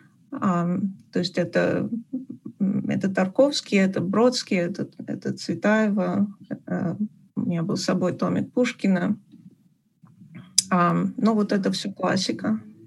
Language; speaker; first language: Russian; native; Russian